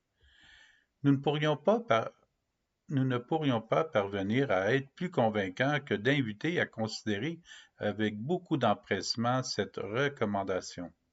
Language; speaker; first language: French; native; French